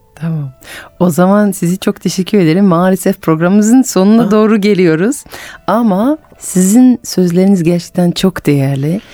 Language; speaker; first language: Turkish; non-native, fluent; French